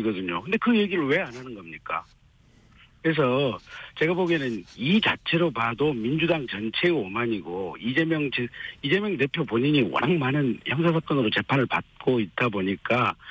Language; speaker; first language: Korean; native; Korean